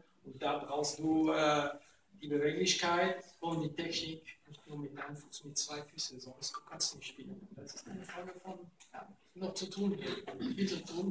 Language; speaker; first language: German; non-native, local second language; French